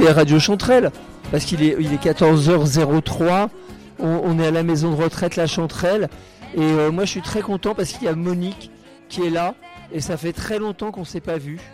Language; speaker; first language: French; native; French